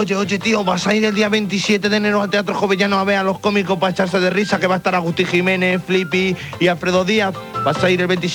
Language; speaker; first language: Spanish; non-native, learner; French